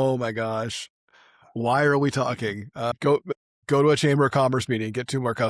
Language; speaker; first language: English; native; English